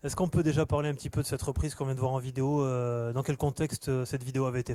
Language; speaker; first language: French; native; French